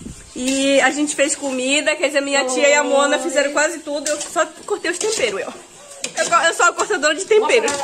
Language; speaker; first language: Portuguese; native; Portuguese